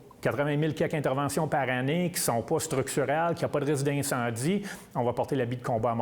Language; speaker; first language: French; native; French